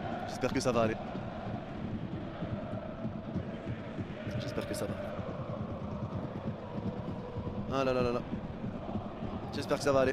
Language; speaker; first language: French; native; French